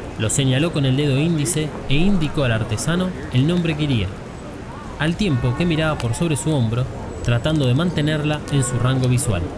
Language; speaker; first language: Spanish; native; Spanish